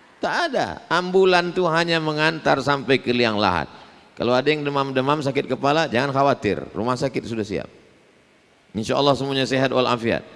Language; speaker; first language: Malay; native; Malay